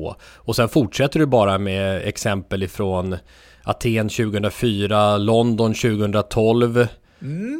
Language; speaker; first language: Swedish; native; Swedish